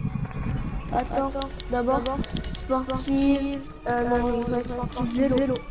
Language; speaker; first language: French; native; French